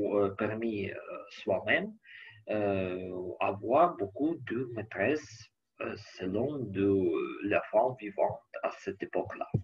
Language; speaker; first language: French; non-native, learner; Ukrainian